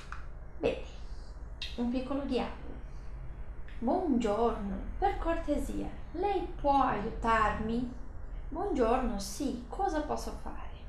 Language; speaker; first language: Italian; non-native, fluent; Portuguese